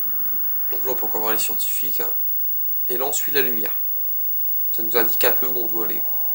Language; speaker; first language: French; native; French